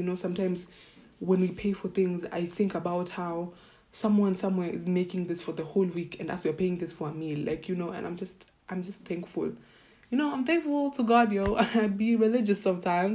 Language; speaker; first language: English; non-native, local second language; Swahili